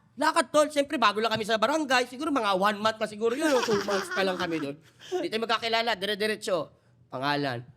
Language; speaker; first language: Filipino; non-native, local second language; Cebuano